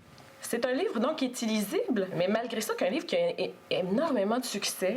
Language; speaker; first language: French; native; French